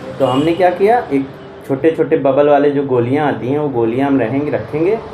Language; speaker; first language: Hindi; native; Hindi